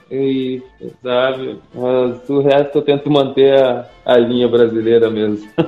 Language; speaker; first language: Portuguese; native; Portuguese